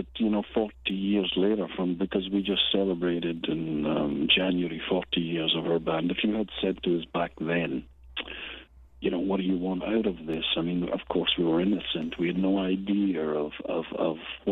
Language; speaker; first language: English; native; English